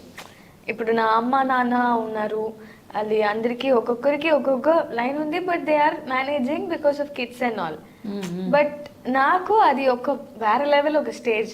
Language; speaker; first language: Telugu; non-native, learner; Tamil